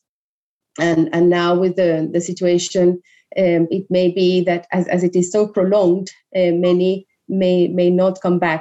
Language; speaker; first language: English; non-native, fluent; Spanish